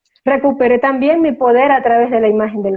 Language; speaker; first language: Spanish; native; Spanish